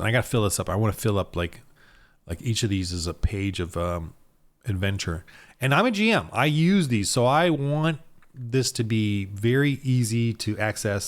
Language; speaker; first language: English; native; English